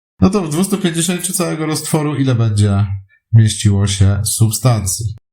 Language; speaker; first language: Polish; native; Polish